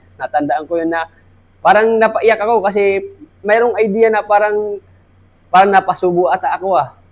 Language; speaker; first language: Filipino; non-native, local second language; Maranao